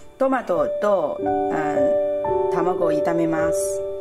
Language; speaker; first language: Japanese; non-native, learner; Chinese